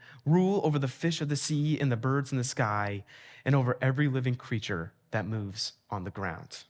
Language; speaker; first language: English; native; English